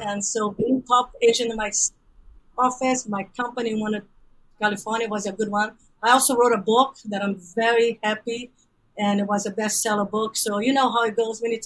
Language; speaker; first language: English; non-native, fluent; Portuguese